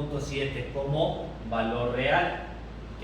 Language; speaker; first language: Spanish; native; Spanish